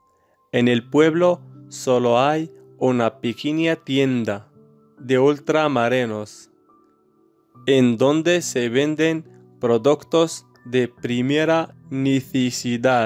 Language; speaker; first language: Spanish; non-native, learner; Arabic